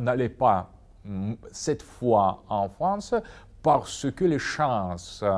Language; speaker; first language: French; non-native, fluent; Russian